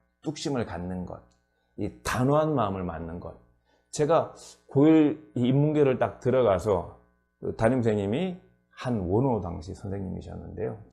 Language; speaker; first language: Korean; native; Korean